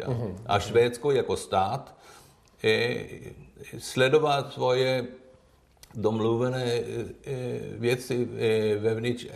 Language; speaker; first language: Czech; non-native, learner; Swedish